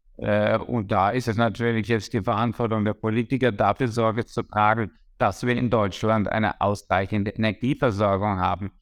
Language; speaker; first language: German; native; German